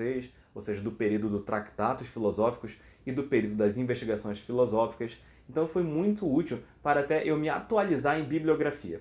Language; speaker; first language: Portuguese; native; Portuguese